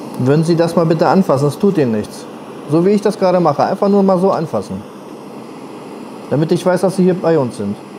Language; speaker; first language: German; native; German